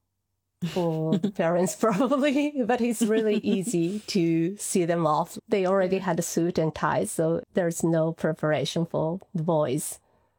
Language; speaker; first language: English; non-native, fluent; Japanese